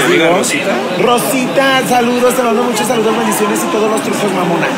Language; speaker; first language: Spanish; native; Spanish